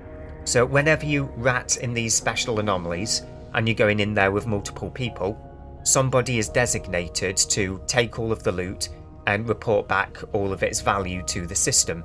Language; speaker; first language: English; native; English